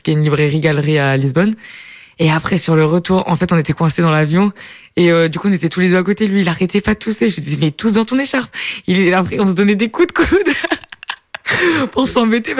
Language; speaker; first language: French; native; French